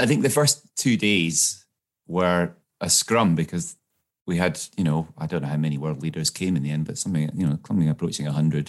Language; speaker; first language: English; native; English